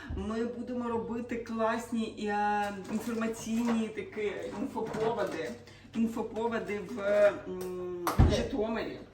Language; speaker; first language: Ukrainian; non-native, local second language; Russian